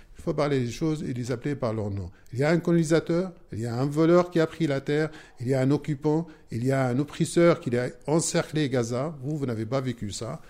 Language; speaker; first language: French; non-native, fluent; Arabic